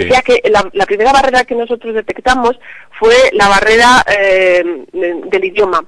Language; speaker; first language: Spanish; native; Spanish